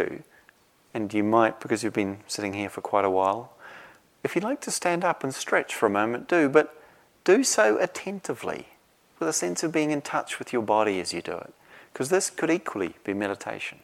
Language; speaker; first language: English; native; English